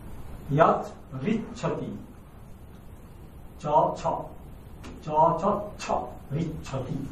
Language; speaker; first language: Japanese; non-native, fluent; Bangla